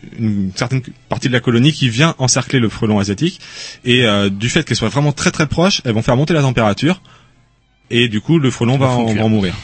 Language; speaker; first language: French; native; French